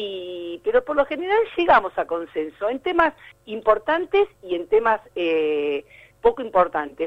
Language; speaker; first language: Spanish; native; Spanish